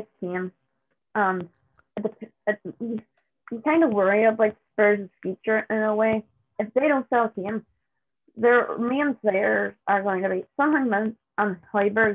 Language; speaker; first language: English; native; English